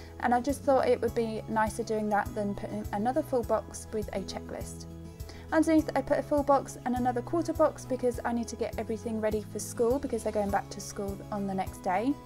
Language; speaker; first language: English; native; English